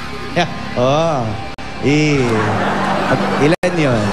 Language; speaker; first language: Filipino; native; Filipino